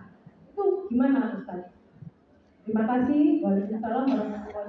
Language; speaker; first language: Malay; non-native, local second language; Javanese